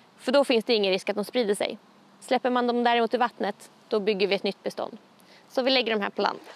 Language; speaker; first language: Swedish; native; Swedish